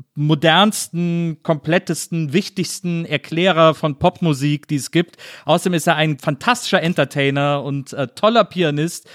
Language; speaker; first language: German; native; German